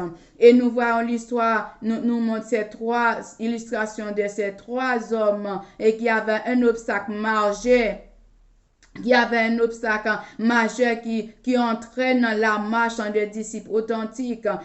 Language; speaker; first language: French; non-native, local second language; Haitian Creole